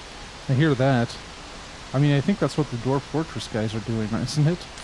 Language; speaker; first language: English; native; English